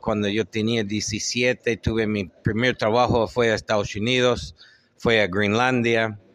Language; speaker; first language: Spanish; non-native, fluent; English